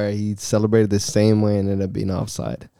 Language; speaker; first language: English; early bilingual, other home language; Spanish